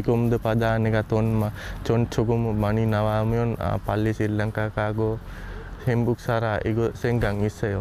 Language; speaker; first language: Korean; non-native, learner; Sinhala